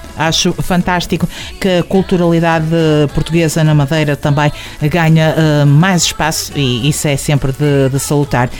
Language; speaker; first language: Portuguese; native; Portuguese